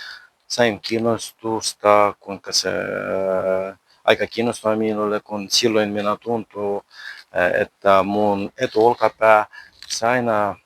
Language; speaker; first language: Finnish; non-native, learner; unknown